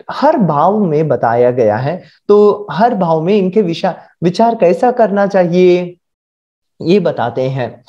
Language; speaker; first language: Hindi; non-native, local second language; Marathi